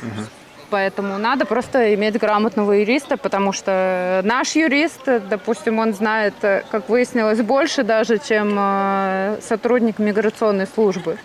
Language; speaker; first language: Russian; native; Russian